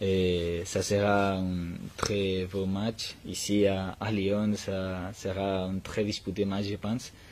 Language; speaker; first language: French; non-native, learner; Spanish